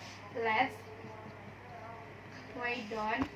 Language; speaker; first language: English; non-native, learner; Indonesian